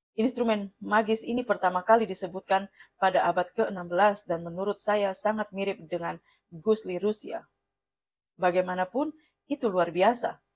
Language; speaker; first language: Indonesian; non-native, fluent; Russian